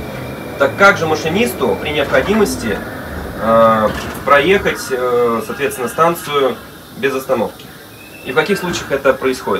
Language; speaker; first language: Russian; native; Russian